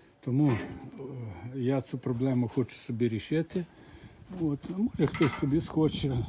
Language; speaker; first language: Ukrainian; native; Ukrainian